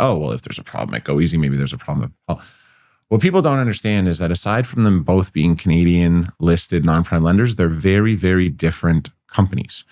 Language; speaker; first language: English; native; English